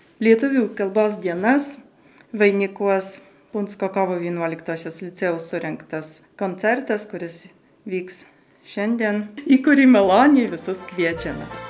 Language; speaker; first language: Lithuanian; native; Lithuanian